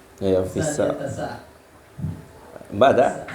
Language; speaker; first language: Arabic; non-native, fluent; Indonesian